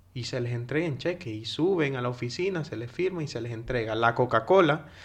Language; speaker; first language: Spanish; native; Spanish